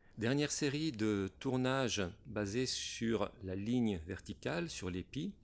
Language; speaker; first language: French; native; French